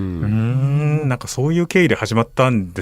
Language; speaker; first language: Japanese; native; Japanese